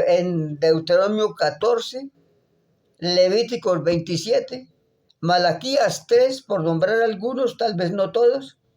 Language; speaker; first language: Spanish; native; Spanish